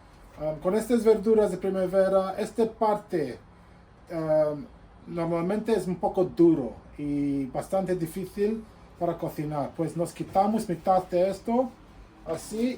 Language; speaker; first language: Spanish; non-native, fluent; Bangla